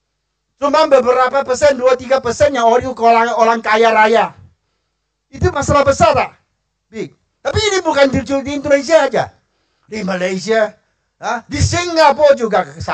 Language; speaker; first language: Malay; non-native, local second language; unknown